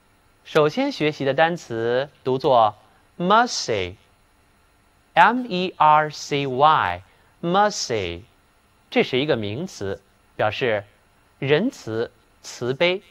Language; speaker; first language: Chinese; native; Chinese